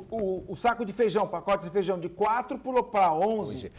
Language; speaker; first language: Portuguese; native; Portuguese